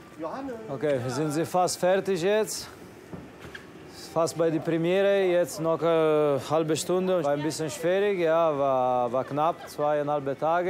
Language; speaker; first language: German; non-native, learner; Italian